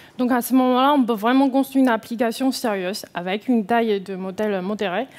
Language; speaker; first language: French; non-native, fluent; Chinese